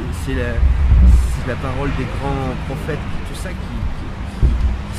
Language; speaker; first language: French; native; French